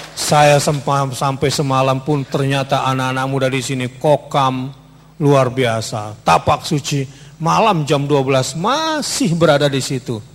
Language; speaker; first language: Indonesian; native; Indonesian